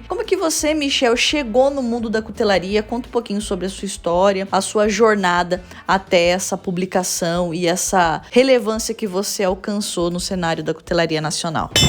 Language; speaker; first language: Portuguese; native; Portuguese